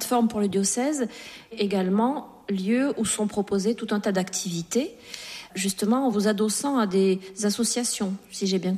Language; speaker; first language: French; native; French